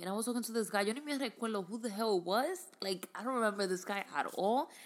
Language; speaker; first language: English; early bilingual, other home language; Spanish